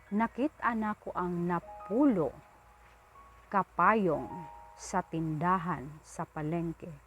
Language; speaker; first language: Cebuano; non-native, learner; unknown